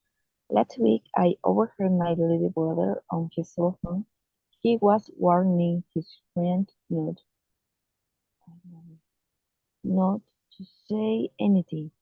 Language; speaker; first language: English; non-native, learner; Spanish